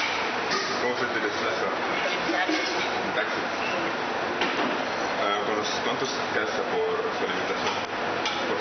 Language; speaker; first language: Spanish; non-native, learner; French